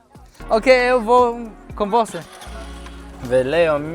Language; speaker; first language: Portuguese; non-native, learner; English